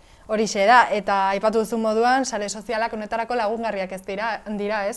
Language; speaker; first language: Basque; native; Basque